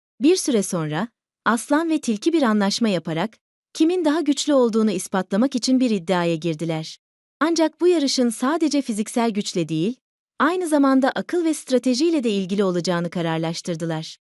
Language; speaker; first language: Turkish; native; Turkish